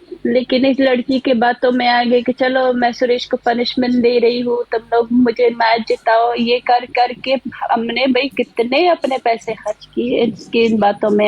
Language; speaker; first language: Hindi; native; Hindi